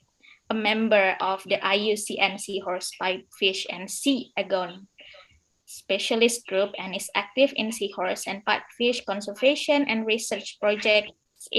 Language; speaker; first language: English; non-native, fluent; Indonesian